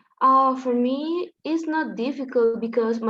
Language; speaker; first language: English; non-native, learner; Spanish